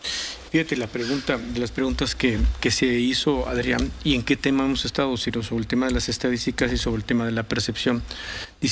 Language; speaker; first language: Spanish; native; Spanish